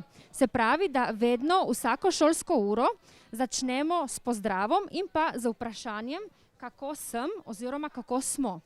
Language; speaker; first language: Slovenian; native; Slovenian